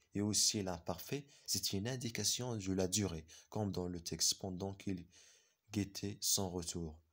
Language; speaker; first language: French; non-native, local second language; Arabic